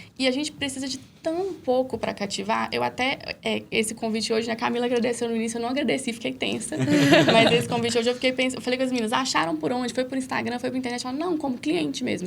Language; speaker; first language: Portuguese; native; Portuguese